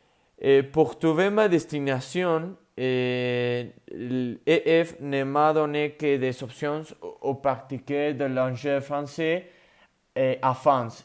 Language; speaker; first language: French; non-native, learner; Spanish